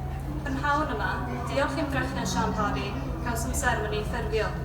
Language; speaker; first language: Welsh; native; Welsh